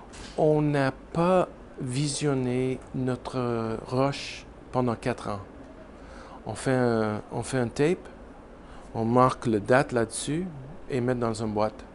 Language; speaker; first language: French; non-native, learner; English